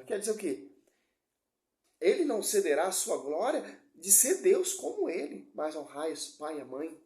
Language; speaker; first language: Portuguese; native; Portuguese